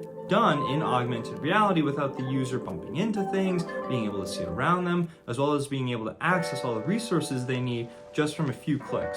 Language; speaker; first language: English; native; English